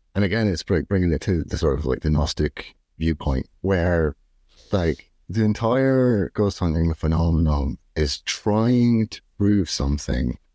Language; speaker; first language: English; native; English